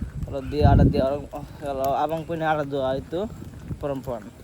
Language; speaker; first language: Indonesian; non-native, learner; Bangla